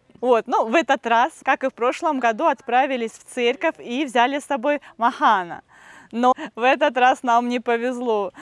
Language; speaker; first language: Russian; native; Russian